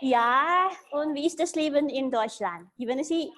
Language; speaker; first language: German; non-native, fluent; Indonesian